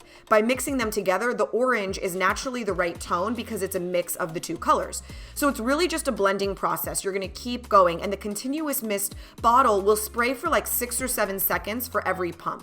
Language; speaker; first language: English; native; English